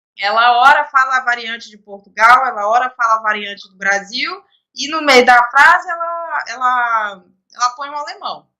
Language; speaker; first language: Portuguese; native; Portuguese